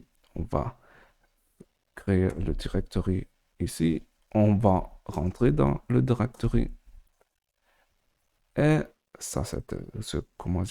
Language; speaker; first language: French; non-native, learner; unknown